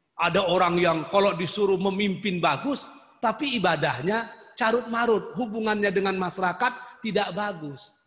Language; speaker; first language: Indonesian; native; Indonesian